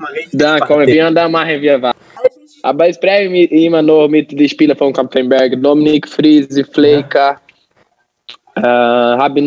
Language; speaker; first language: German; non-native, learner; Portuguese